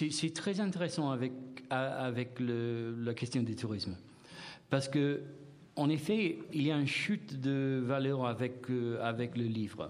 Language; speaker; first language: French; non-native, fluent; English